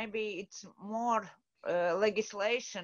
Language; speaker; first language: English; non-native, learner; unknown